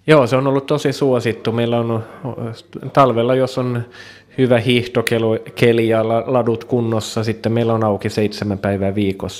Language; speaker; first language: Finnish; non-native, local second language; Swedish